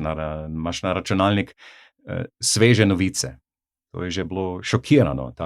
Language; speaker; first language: Slovenian; non-native, fluent; English